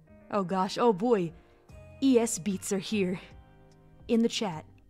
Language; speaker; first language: English; native; English